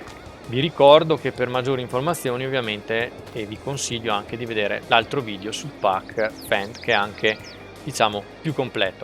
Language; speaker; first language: Italian; native; Italian